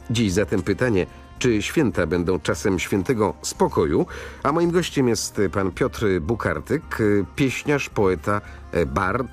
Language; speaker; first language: Polish; native; Polish